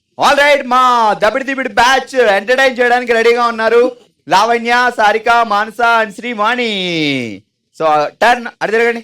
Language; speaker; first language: Telugu; native; Telugu